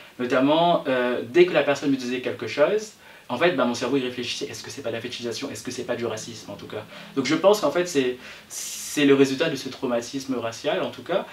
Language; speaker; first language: French; native; French